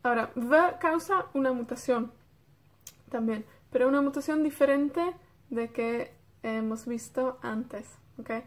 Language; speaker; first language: Spanish; non-native, fluent; Welsh